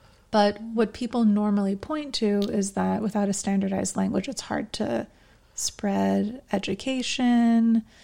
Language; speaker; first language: English; native; English